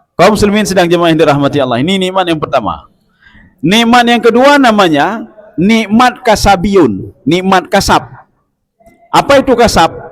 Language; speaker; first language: Malay; non-native, local second language; Achinese